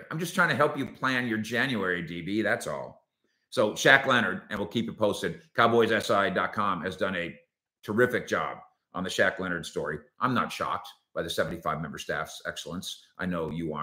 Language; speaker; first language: English; native; English